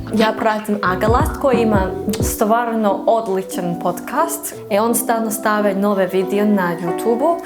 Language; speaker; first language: Serbian; non-native, learner; English